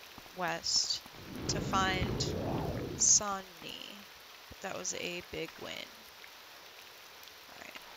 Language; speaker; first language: English; native; English